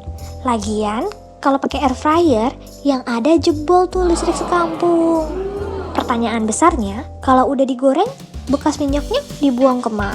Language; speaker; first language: Indonesian; native; Indonesian